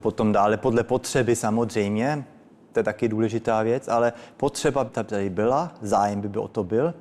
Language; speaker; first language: Czech; early bilingual, heritage; Czech